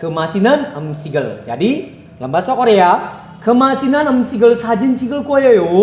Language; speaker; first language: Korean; non-native, fluent; Indonesian